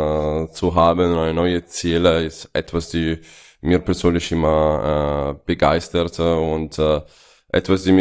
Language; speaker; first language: German; non-native, fluent; Italian